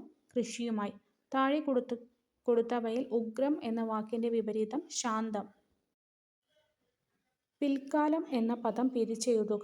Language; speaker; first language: Malayalam; native; Malayalam